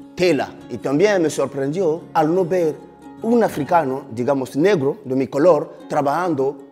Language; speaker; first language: Spanish; non-native, fluent; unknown